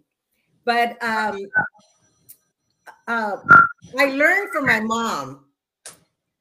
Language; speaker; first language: English; early bilingual, other home language; Spanish